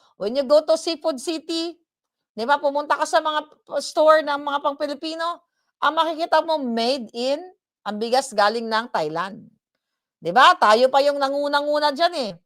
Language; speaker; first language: Filipino; non-native, local second language; Hiligaynon